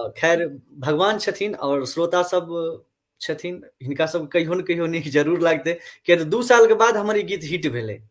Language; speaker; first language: Maithili; native; Maithili